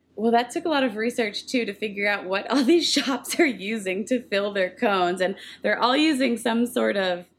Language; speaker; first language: English; native; English